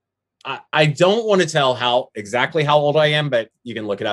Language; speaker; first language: English; native; English